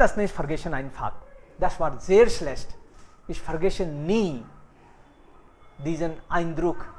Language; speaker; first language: German; non-native, fluent; Hindi